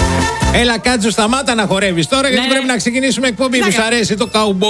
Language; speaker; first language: Greek; native; Greek